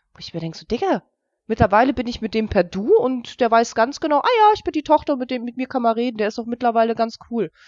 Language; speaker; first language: German; early bilingual, other home language; Russian